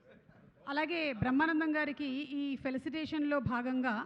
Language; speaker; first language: Telugu; native; Telugu